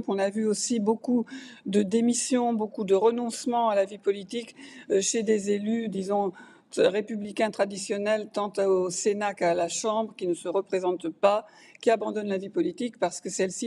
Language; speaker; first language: French; native; French